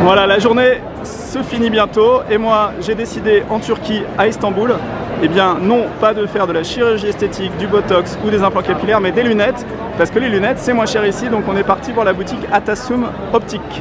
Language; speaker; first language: French; native; French